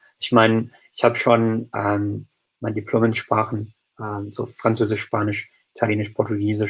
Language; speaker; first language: German; non-native, fluent; English